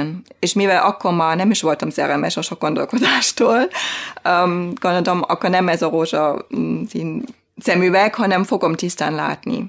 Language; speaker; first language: Hungarian; non-native, fluent; German